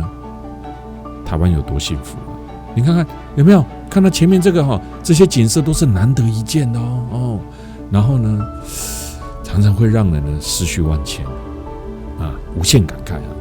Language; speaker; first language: Chinese; native; Chinese